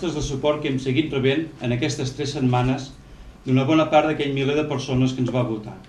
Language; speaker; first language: Catalan; native; Catalan